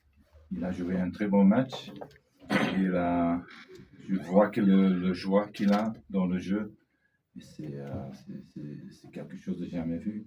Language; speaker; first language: French; non-native, fluent; Dutch